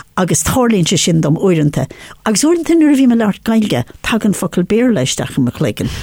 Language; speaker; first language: Irish; non-native, local second language; English